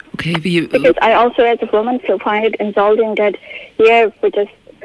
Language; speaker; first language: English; non-native, learner; German